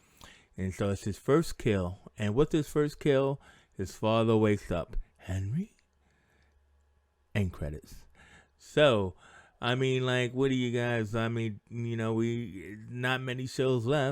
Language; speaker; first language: English; native; English